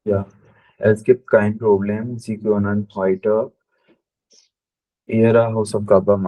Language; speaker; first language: German; non-native, fluent; Hindi